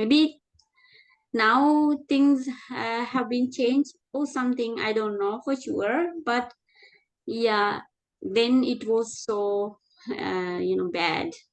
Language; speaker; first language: English; non-native, fluent; Sinhala